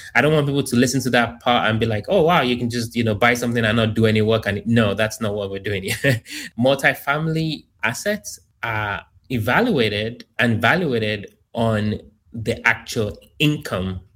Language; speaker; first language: English; non-native, local second language; Yoruba